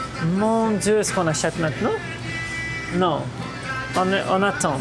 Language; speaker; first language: French; non-native, fluent; Portuguese